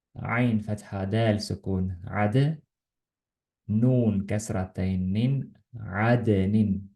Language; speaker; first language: Arabic; non-native, learner; Estonian